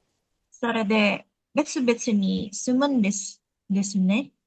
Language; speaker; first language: Japanese; non-native, learner; Indonesian